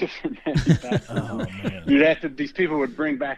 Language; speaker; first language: English; native; English